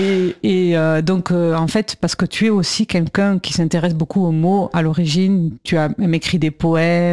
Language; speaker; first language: French; native; French